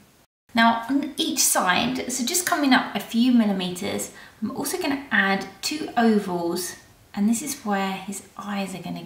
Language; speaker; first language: English; native; English